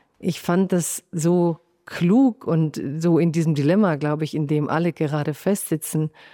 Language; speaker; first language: German; early bilingual, other home language; Croatian